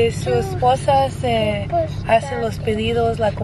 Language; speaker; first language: Spanish; non-native, learner; English